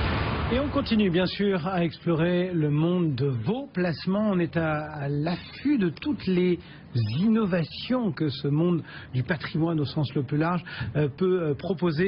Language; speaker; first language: French; native; French